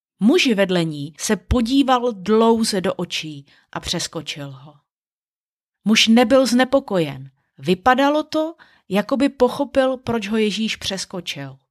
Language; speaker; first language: Czech; native; Czech